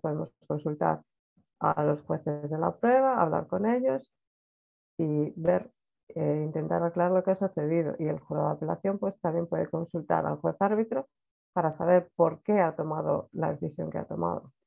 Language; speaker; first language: Spanish; native; Spanish